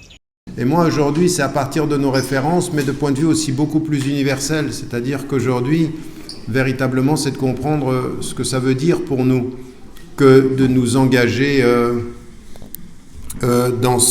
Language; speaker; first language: French; native; French